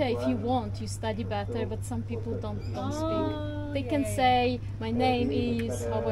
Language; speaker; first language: English; non-native, fluent; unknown